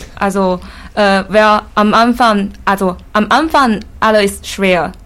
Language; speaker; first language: German; non-native, learner; Chinese